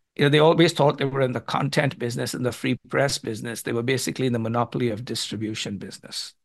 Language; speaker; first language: English; non-native, local second language; Gujarati